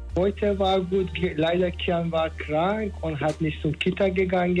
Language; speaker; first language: German; non-native, learner; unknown